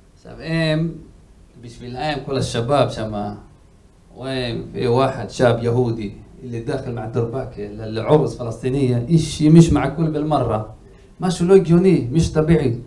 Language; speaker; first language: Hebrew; native; Hebrew